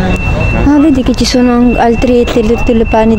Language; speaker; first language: Italian; non-native, learner; Filipino